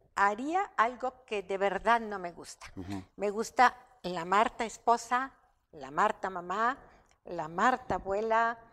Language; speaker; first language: Spanish; native; Spanish